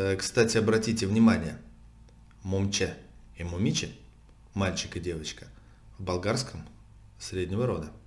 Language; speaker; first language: Russian; native; Russian